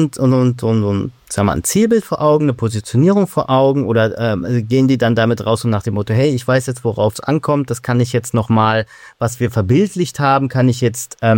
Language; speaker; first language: German; native; German